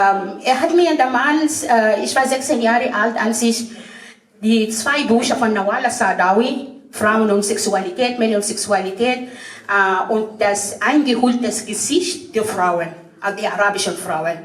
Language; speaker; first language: German; non-native, fluent; Arabic